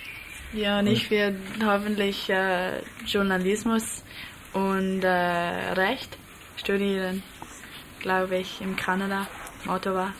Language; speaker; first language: German; non-native, learner; English